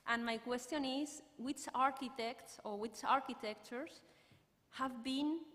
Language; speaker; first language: English; non-native, learner; Spanish